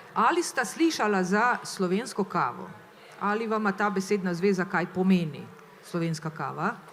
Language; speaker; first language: Slovenian; native; Slovenian